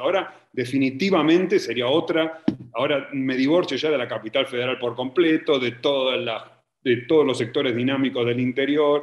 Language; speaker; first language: Spanish; native; Spanish